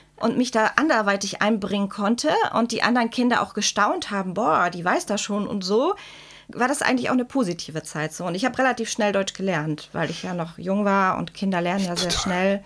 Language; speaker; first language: German; early bilingual, other home language; Czech